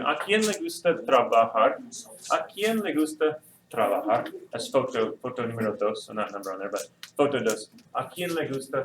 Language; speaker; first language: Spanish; non-native, fluent; English